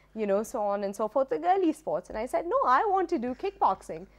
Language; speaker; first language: English; non-native, local second language; Urdu